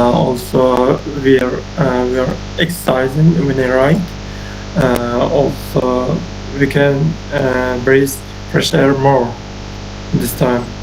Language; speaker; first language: English; non-native, learner; Uzbek